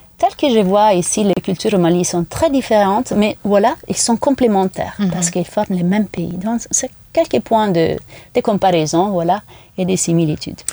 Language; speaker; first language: French; non-native, fluent; Italian